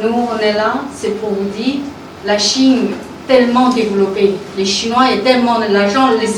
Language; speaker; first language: French; non-native, learner; Chinese